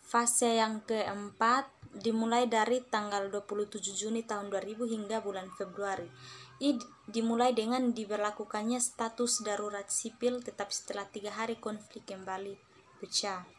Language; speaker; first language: Indonesian; native; Indonesian